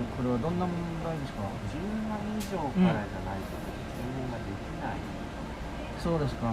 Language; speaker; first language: Japanese; non-native, learner; French